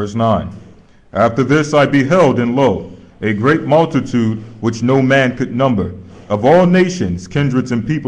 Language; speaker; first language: English; native; English